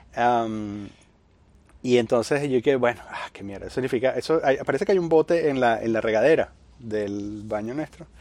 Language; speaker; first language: Spanish; native; Spanish